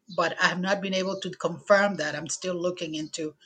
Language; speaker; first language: English; non-native, fluent; Spanish